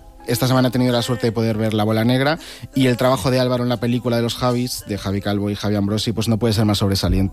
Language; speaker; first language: Spanish; native; Spanish